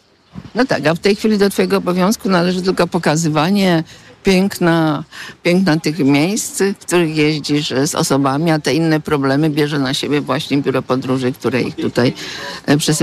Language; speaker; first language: Polish; native; Polish